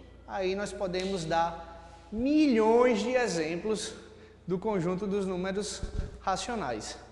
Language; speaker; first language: Portuguese; native; Portuguese